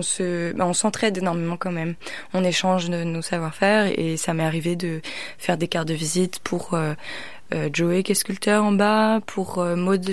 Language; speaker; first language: French; native; French